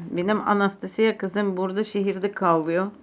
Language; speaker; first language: Turkish; non-native, learner; Ukrainian